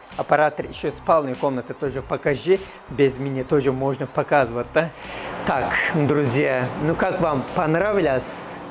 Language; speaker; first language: Russian; non-native, fluent; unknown